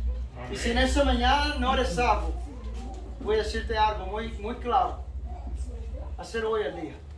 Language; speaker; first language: Spanish; non-native, fluent; English